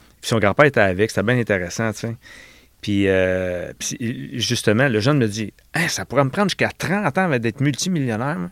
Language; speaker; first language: French; native; French